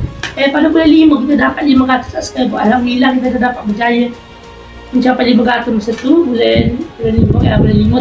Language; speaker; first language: Malay; native; Malay